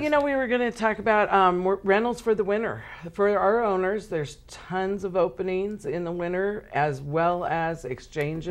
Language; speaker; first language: English; native; English